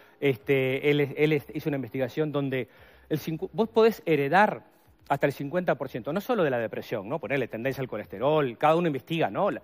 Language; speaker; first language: Spanish; native; Spanish